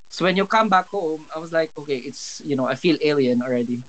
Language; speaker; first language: English; non-native, local second language; Cebuano